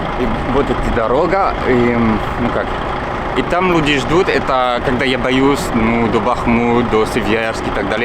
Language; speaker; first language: Russian; non-native, learner; French